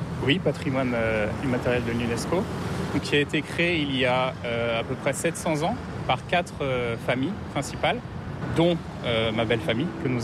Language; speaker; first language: French; native; French